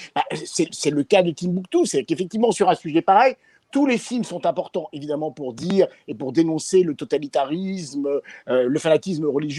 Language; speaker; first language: French; native; French